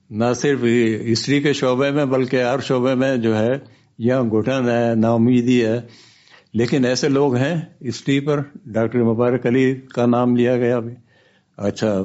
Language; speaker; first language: Urdu; non-native, local second language; Baluchi